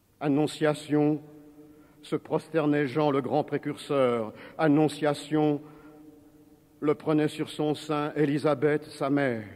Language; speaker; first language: French; native; French